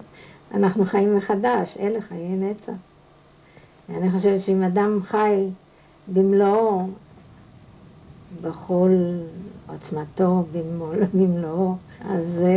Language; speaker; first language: Hebrew; non-native, fluent; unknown